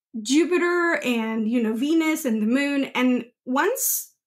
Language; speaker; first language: English; non-native, local second language; Gujarati